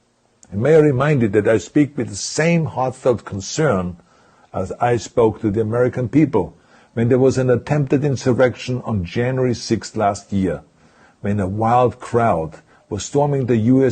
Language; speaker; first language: English; non-native, fluent; German